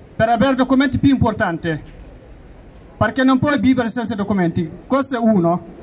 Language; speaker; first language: Italian; non-native, learner; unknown